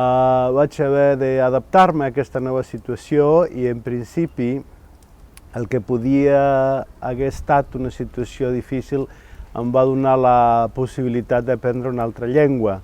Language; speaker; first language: Catalan; non-native, fluent; Spanish